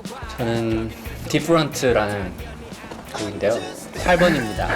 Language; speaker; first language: Korean; native; Korean